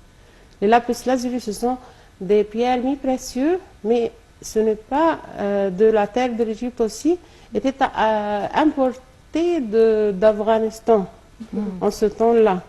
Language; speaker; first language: French; non-native, local second language; Arabic